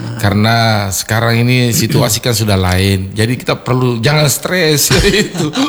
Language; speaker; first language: Indonesian; non-native, local second language; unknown